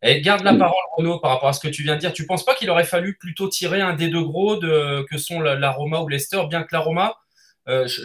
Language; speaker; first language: French; native; French